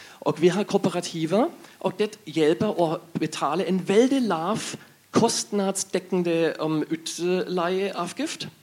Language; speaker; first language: Norwegian; non-native, learner; German